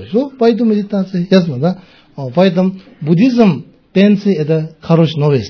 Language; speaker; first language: Russian; non-native, learner; Tibetan